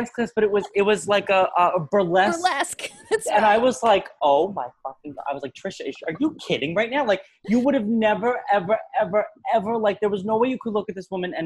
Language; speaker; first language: English; native; English